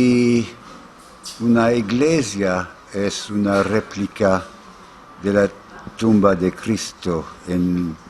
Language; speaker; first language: Spanish; non-native, fluent; English